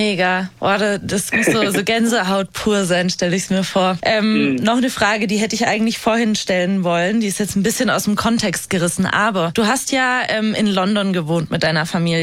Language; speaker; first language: German; native; German